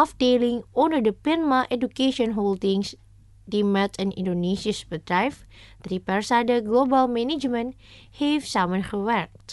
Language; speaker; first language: Dutch; non-native, learner; Indonesian